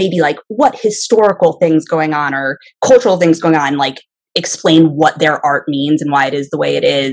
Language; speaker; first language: English; native; English